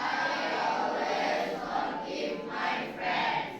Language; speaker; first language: English; non-native, learner; Indonesian